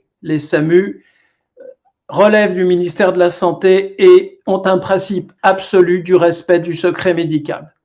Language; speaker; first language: French; native; French